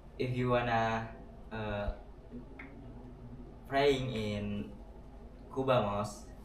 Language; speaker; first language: English; non-native, learner; Indonesian